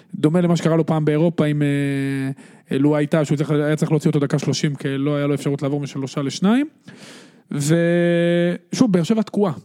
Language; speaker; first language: Hebrew; native; Hebrew